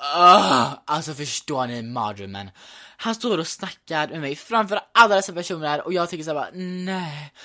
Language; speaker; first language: Swedish; early bilingual, heritage; Swedish